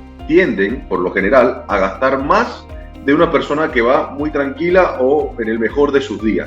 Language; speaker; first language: Spanish; native; Spanish